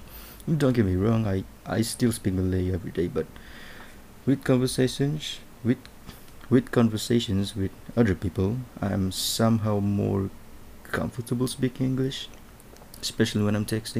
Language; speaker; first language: English; non-native, local second language; Malay